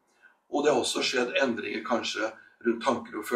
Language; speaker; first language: Norwegian; native; Norwegian